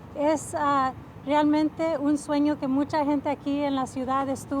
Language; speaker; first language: Spanish; early bilingual, heritage; Spanish